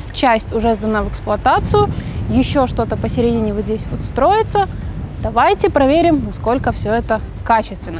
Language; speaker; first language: Russian; native; Russian